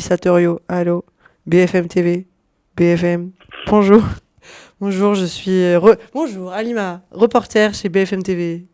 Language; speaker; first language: French; native; French